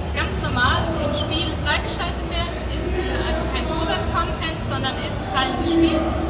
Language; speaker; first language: German; native; German